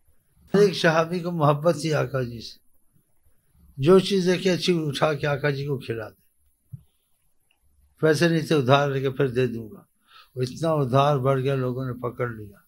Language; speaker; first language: Urdu; native; Urdu